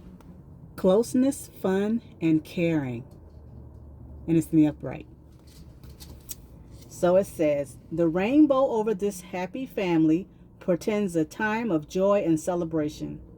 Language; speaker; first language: English; native; English